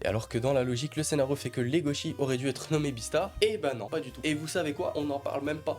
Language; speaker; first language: French; native; French